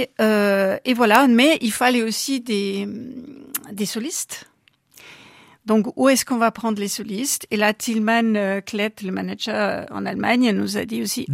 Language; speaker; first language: French; non-native, fluent; German